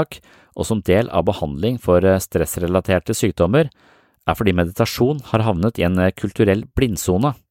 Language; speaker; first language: Norwegian; native; Norwegian